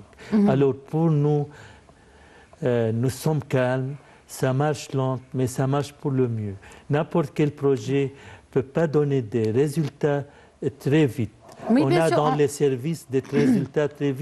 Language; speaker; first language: French; non-native, fluent; Arabic